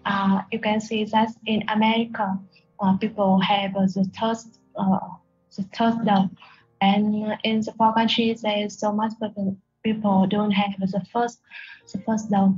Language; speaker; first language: English; non-native, learner; Vietnamese